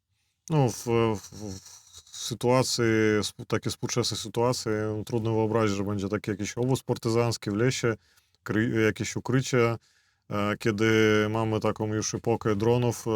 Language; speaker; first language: Polish; non-native, fluent; Belarusian